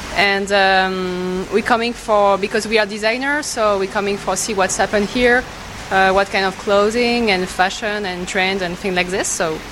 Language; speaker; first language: English; non-native, learner; French